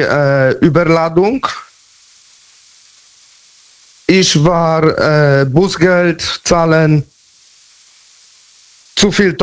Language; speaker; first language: German; non-native, learner; Polish